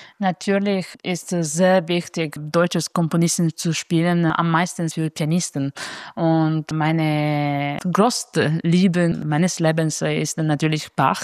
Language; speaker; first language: German; non-native, learner; Italian